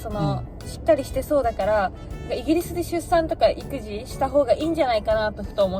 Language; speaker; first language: Japanese; native; Japanese